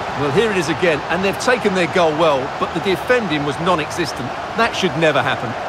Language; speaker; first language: English; native; English